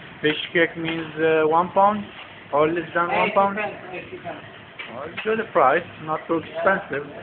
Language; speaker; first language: English; non-native, learner; Turkish